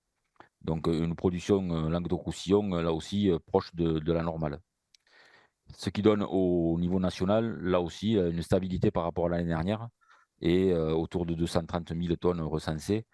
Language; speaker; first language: French; native; French